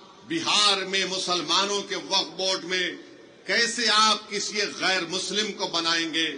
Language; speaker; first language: Urdu; native; Urdu